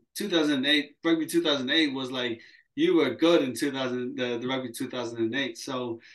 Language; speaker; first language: English; early bilingual, other home language; Samoan